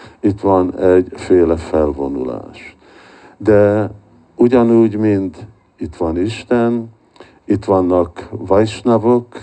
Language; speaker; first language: Hungarian; early bilingual, heritage; Hungarian